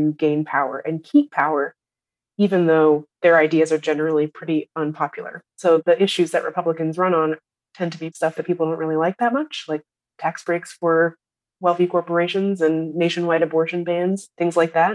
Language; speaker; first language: English; native; English